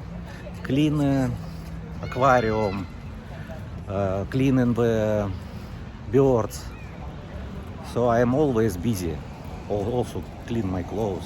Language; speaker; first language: English; non-native, learner; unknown